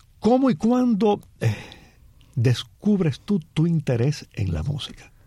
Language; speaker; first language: Spanish; native; Spanish